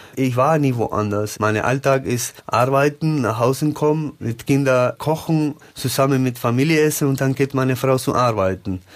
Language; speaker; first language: German; non-native, learner; Spanish